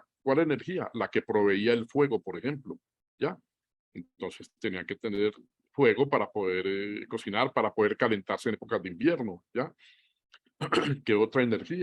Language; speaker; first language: Spanish; native; Spanish